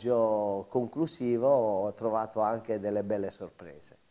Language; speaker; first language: Italian; native; Italian